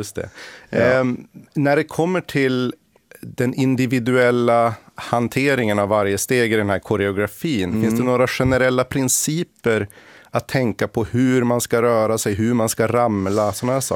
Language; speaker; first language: Swedish; native; Swedish